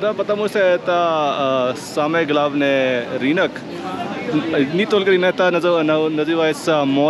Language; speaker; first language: Russian; non-native, learner; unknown